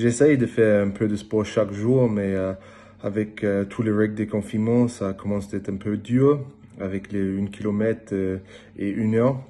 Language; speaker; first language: French; non-native, learner; English